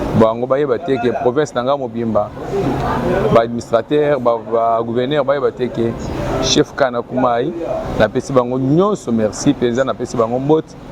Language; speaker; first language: Lingala; non-native, local second language; Luba-Lulua